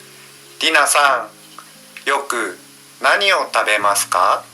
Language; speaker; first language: Japanese; non-native, learner; Indonesian